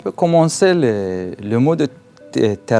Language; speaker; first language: French; non-native, learner; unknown